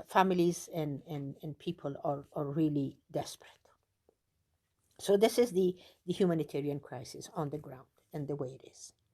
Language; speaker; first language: English; non-native, fluent; Persian